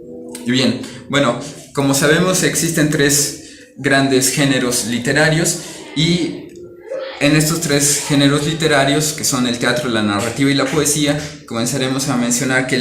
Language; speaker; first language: Spanish; native; Spanish